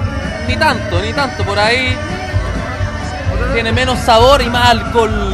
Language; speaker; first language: Spanish; native; Spanish